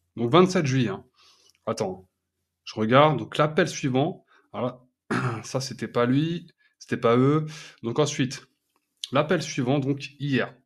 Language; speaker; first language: French; native; French